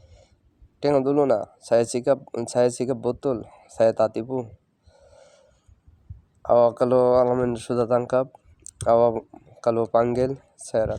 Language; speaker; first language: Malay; non-native, learner; Bangla